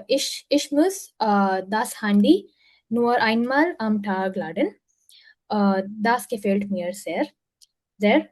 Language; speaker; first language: German; non-native, learner; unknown